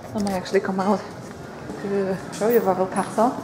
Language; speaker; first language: English; non-native, fluent; Polish